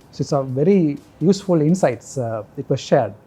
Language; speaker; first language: English; non-native, local second language; Sinhala